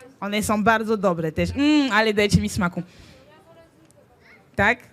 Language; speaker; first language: Polish; non-native, fluent; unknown